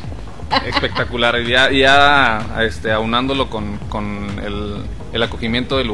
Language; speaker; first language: Spanish; native; Spanish